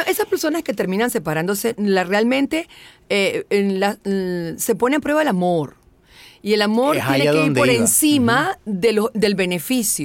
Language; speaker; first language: Spanish; native; Spanish